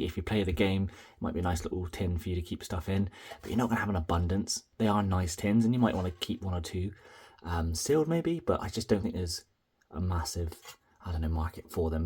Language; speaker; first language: English; native; English